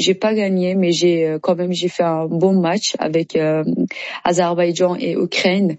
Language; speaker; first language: French; non-native, learner; Persian